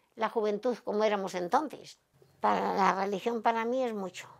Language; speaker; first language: Spanish; native; Spanish